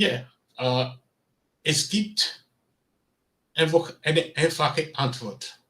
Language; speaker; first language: German; non-native, learner; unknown